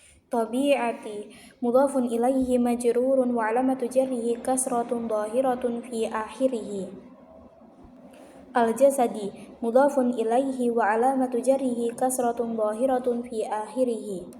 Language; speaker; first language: Arabic; non-native, learner; Indonesian